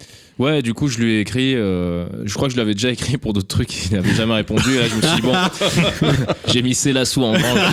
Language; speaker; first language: French; native; French